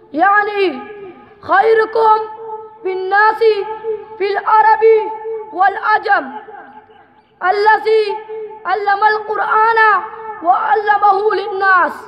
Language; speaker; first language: Arabic; non-native, learner; Urdu